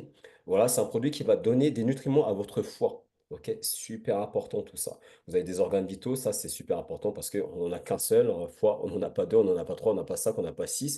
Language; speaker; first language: French; native; French